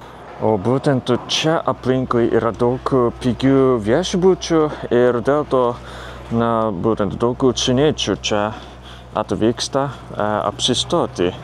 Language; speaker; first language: Lithuanian; non-native, fluent; Japanese